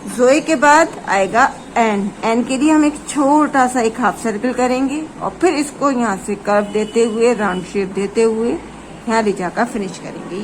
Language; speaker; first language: Hindi; native; Hindi